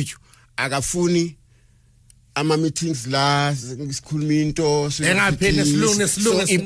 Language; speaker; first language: English; non-native, local second language; Zulu